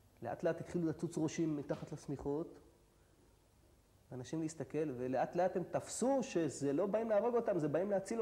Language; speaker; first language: Hebrew; native; Hebrew